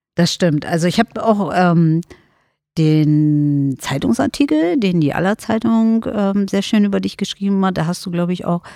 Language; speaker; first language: German; non-native, fluent; Bulgarian